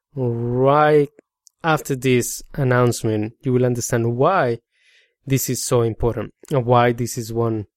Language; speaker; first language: English; non-native, fluent; Spanish